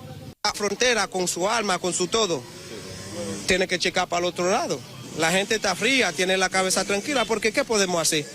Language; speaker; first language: Spanish; non-native, learner; Haitian Creole